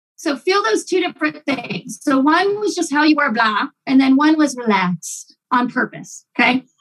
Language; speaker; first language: English; native; English